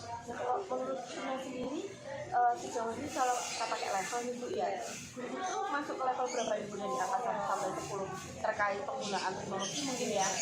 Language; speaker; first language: Indonesian; native; Indonesian